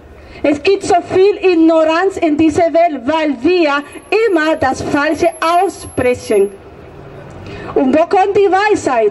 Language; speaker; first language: German; non-native, fluent; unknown